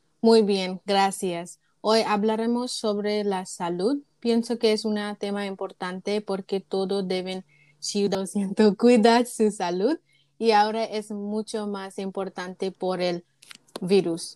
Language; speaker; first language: Spanish; non-native, learner; English